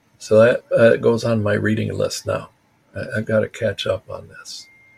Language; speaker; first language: English; early bilingual, other home language; Spanish